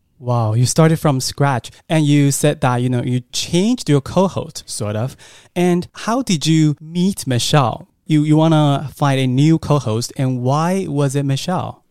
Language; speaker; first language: English; non-native, fluent; Chinese